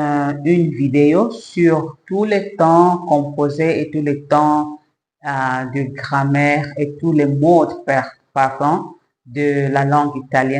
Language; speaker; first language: French; non-native, learner; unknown